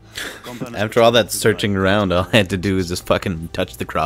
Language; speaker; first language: English; native; English